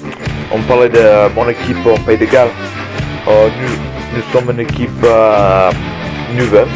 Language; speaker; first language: French; non-native, learner; English